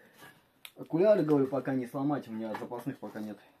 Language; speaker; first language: Russian; native; Russian